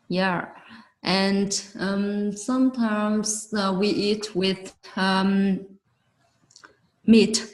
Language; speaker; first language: English; non-native, learner; Vietnamese